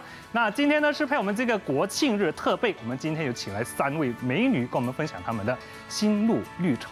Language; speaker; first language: Chinese; native; Chinese